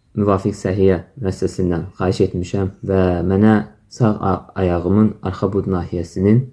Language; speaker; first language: Azerbaijani; native; Azerbaijani